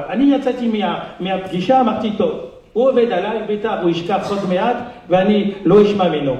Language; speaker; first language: Hebrew; non-native, fluent; French